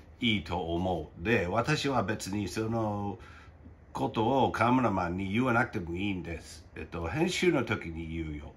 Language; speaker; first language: Japanese; non-native, fluent; English